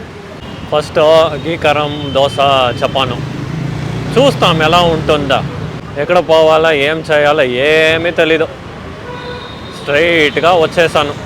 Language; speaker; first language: Telugu; non-native, learner; Kannada